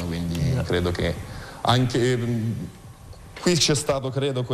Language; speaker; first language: Italian; native; Italian